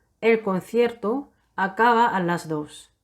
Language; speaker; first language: Spanish; non-native, fluent; Korean